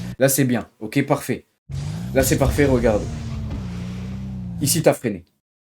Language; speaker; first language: French; native; French